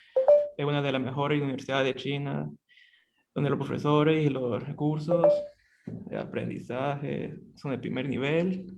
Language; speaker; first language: Spanish; non-native, fluent; Chinese